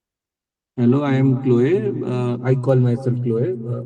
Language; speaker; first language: English; non-native, local second language; Hindi